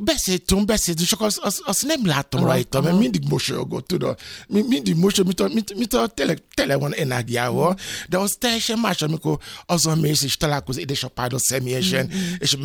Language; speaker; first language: Hungarian; non-native, fluent; Yoruba